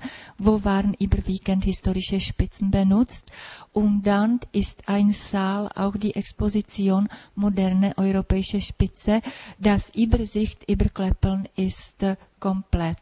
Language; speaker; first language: German; non-native, learner; Czech